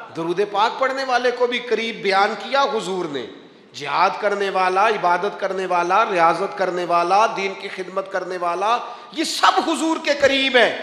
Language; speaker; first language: Urdu; non-native, local second language; Punjabi